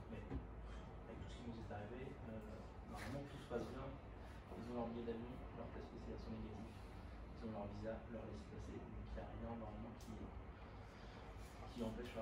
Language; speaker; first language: French; native; French